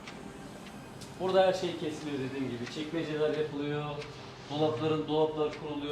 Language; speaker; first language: Turkish; native; Turkish